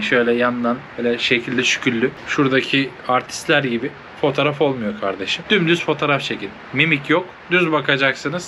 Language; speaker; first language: Turkish; native; Turkish